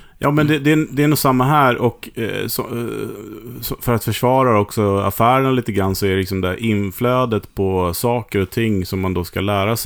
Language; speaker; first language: Swedish; native; Swedish